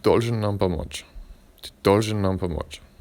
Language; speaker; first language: Russian; non-native, learner; English